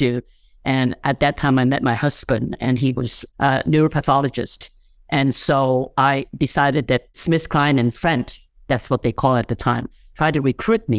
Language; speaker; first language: English; non-native, local second language; Cantonese